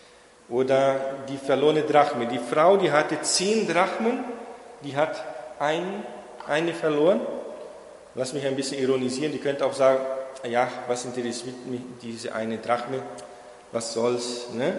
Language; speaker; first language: German; non-native, fluent; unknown